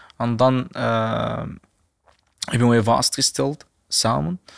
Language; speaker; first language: Dutch; non-native, learner; Arabic